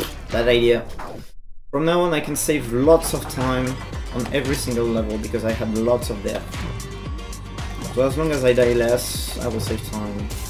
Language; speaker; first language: English; non-native, fluent; French